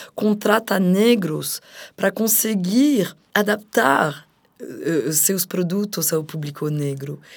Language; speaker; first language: Portuguese; non-native, fluent; French